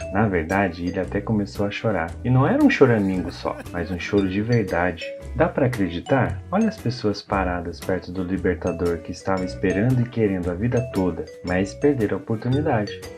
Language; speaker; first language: Portuguese; native; Portuguese